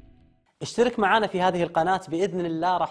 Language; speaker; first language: Arabic; native; Arabic